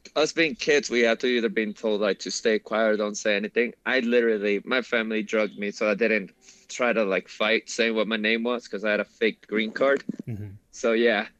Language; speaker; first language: English; early bilingual, other home language; Spanish